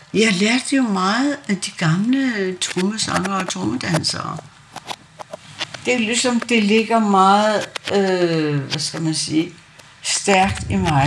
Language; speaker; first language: Danish; non-native, local second language; Kalaallisut